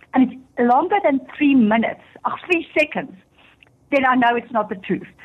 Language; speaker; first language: English; non-native, local second language; Afrikaans